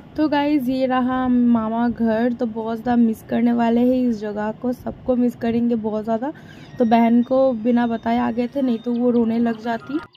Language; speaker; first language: Hindi; non-native, local second language; Bangla